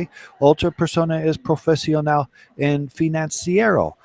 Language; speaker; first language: Spanish; non-native, learner; English